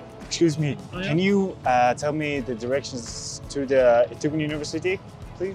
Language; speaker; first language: English; non-native, learner; Mongolian